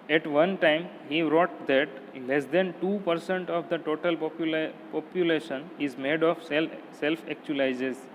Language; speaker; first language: English; non-native, local second language; Gujarati